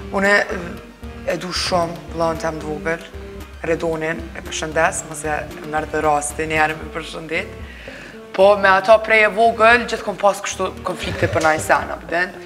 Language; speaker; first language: Albanian; early bilingual, heritage; Albanian